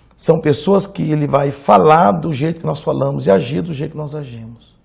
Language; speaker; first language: Portuguese; native; Portuguese